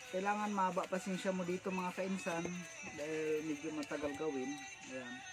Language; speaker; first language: Filipino; non-native, local second language; Bikol